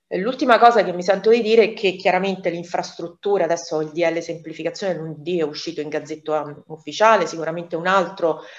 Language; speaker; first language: Italian; native; Italian